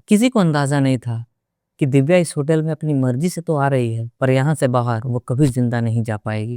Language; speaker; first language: Hindi; native; Hindi